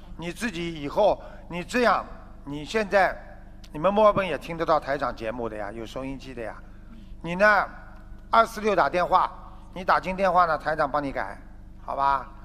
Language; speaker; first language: Chinese; native; Chinese